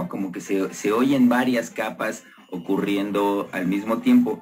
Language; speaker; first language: Spanish; native; Spanish